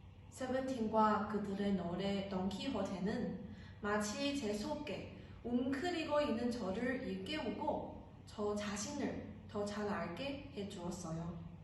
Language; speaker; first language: Korean; non-native, fluent; Chinese